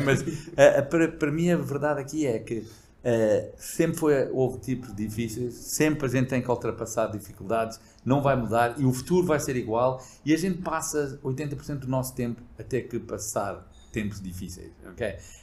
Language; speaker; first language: Portuguese; early bilingual, other home language; English